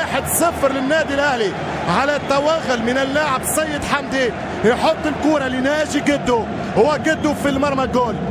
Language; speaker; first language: Arabic; native; Arabic